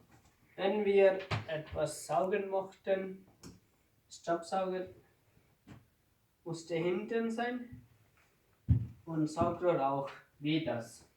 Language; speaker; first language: German; non-native, learner; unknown